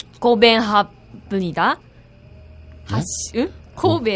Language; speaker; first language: Korean; non-native, learner; Japanese